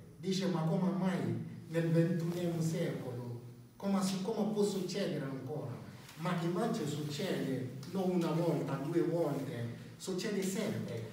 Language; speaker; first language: Italian; non-native, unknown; Bambara